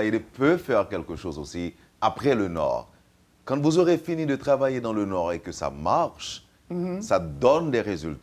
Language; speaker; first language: French; native; French